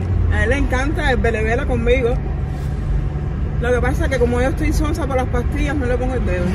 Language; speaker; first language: Spanish; native; Spanish